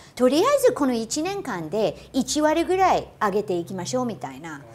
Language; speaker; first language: Japanese; non-native, fluent; English